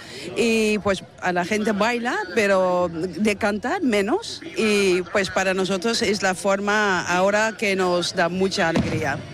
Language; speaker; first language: Spanish; non-native, fluent; Dutch